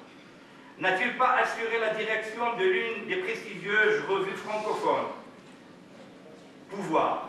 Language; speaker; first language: French; non-native, local second language; Arabic